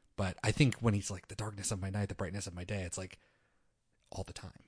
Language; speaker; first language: English; native; English